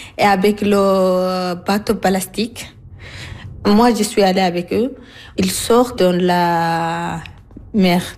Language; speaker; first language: French; non-native, learner; Arabic